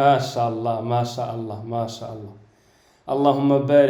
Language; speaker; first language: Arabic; non-native, fluent; French